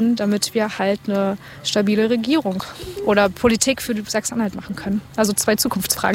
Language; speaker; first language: German; native; German